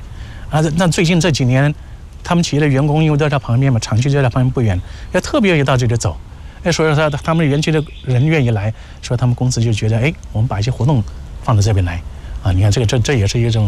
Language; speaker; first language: Chinese; native; Chinese